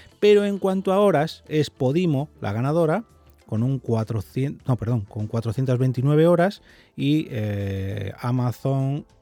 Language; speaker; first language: Spanish; native; Spanish